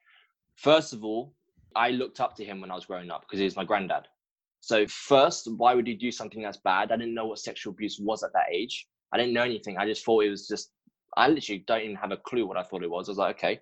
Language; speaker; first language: English; native; English